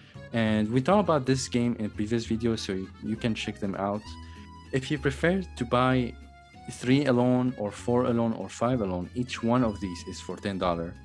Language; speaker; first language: English; non-native, fluent; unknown